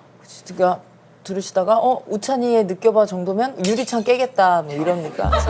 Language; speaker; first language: Korean; native; Korean